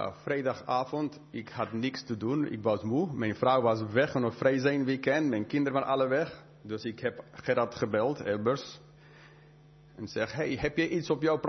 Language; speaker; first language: Dutch; non-native, fluent; English